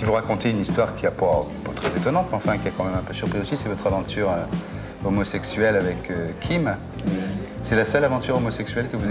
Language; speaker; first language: French; native; French